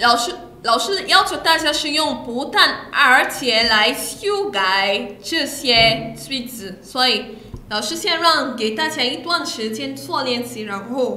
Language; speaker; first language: Chinese; non-native, fluent; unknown